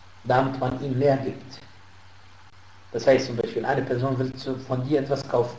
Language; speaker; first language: German; non-native, fluent; Arabic